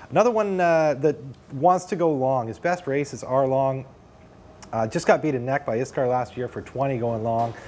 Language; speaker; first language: English; native; English